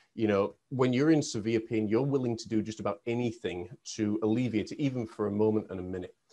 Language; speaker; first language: English; native; English